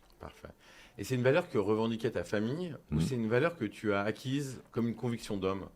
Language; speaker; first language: French; native; French